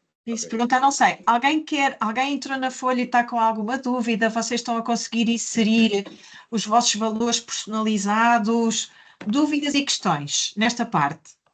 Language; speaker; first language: Portuguese; native; Portuguese